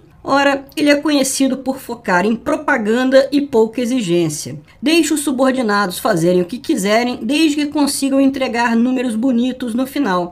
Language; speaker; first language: Portuguese; native; Portuguese